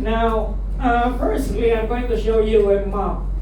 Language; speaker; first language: English; non-native, local second language; Filipino